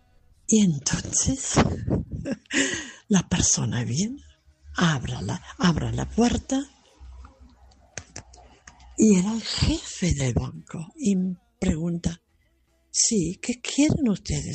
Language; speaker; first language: Spanish; non-native, fluent; German